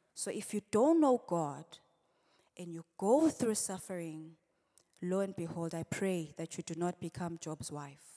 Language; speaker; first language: English; non-native, local second language; Swati